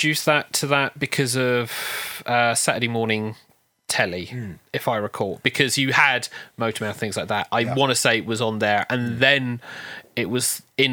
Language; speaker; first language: English; native; English